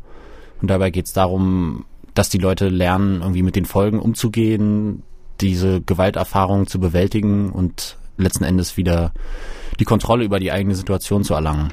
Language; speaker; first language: German; native; German